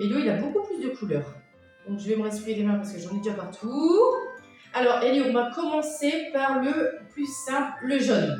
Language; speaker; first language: French; native; French